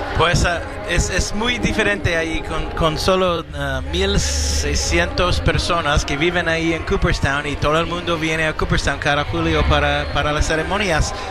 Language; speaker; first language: Spanish; non-native, fluent; English